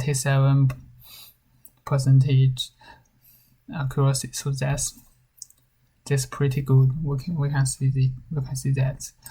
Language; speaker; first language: English; non-native, learner; Chinese